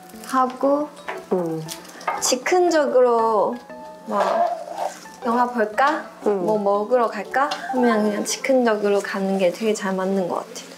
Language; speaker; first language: Korean; non-native, fluent; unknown